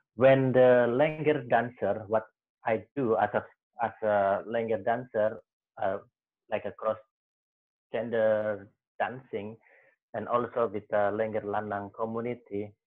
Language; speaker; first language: English; non-native, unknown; Javanese